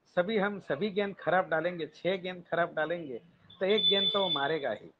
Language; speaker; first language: Hindi; non-native, local second language; Gujarati